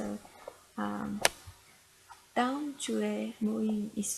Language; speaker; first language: Korean; non-native, learner; English